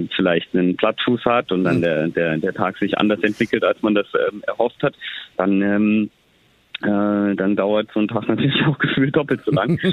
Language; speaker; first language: German; native; German